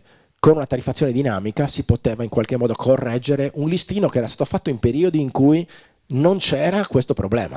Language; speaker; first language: Italian; native; Italian